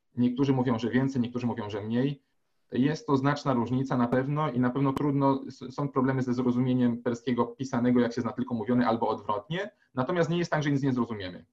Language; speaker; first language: Polish; native; Polish